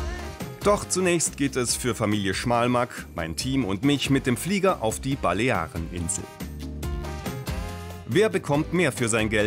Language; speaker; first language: German; native; German